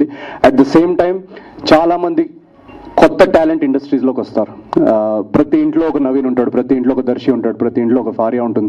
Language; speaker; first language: Telugu; native; Telugu